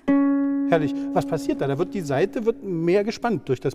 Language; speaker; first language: German; native; German